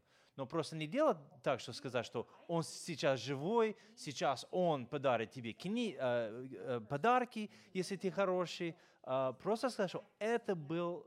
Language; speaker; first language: Russian; non-native, fluent; English